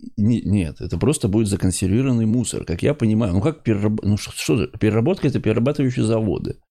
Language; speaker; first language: Russian; native; Russian